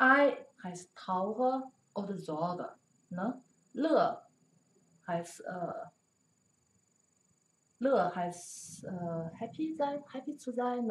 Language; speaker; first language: German; non-native, learner; Chinese